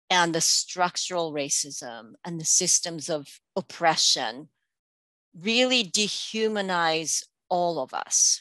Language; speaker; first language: English; non-native, local second language; Japanese